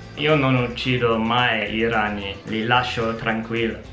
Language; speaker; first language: Italian; non-native, fluent; English